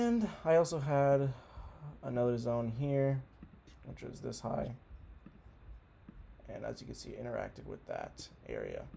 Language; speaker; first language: English; native; English